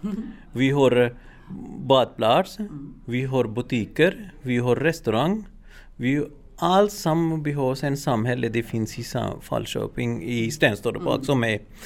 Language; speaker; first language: Swedish; non-native, learner; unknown